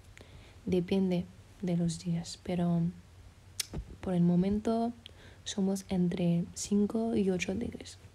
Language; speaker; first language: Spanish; early bilingual, heritage; French